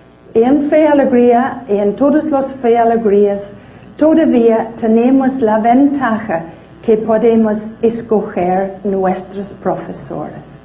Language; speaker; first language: Spanish; non-native, fluent; English